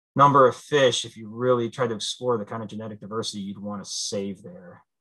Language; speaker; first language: English; native; English